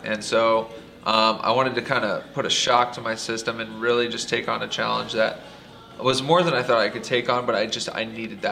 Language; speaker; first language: English; native; English